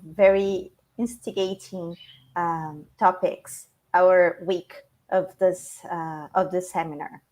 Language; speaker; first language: English; non-native, fluent; Portuguese